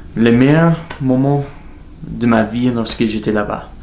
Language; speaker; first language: French; non-native, learner; English